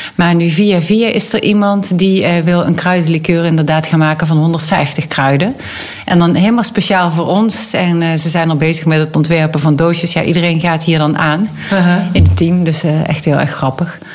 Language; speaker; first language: Dutch; native; Dutch